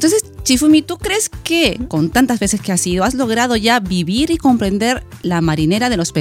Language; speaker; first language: Spanish; native; Spanish